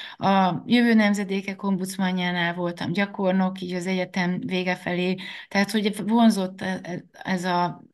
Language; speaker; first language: Hungarian; native; Hungarian